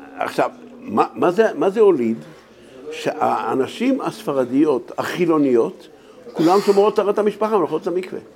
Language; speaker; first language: Hebrew; native; Hebrew